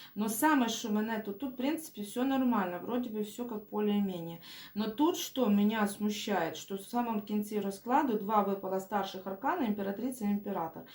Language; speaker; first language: Ukrainian; non-native, local second language; Russian